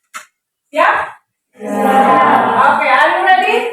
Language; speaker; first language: English; non-native, learner; Indonesian